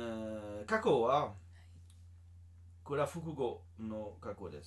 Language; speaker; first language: Japanese; non-native, learner; French